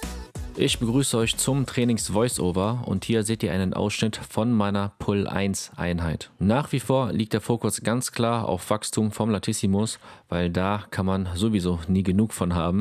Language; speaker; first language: German; native; German